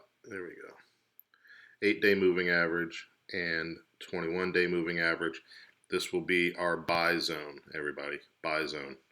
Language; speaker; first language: English; native; English